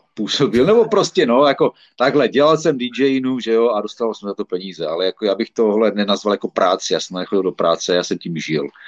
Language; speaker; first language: Czech; native; Czech